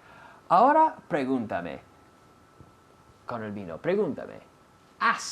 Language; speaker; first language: Spanish; non-native, fluent; English